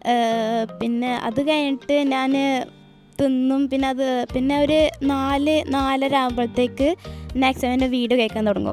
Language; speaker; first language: Malayalam; early bilingual, heritage; Malayalam